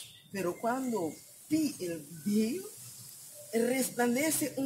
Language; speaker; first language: Spanish; non-native, learner; Papiamento